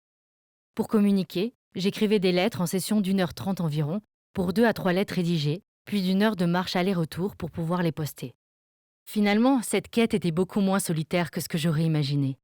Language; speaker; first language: French; native; French